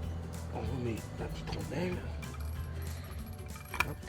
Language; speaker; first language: French; native; French